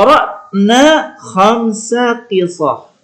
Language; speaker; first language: Arabic; non-native, learner; Indonesian